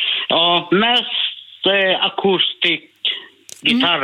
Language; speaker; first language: Swedish; non-native, learner; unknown